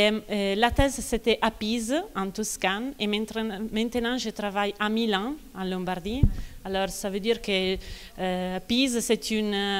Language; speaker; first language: French; non-native, fluent; Italian